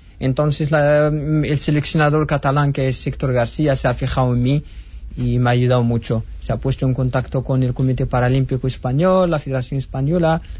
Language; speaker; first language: Spanish; non-native, fluent; Berber languages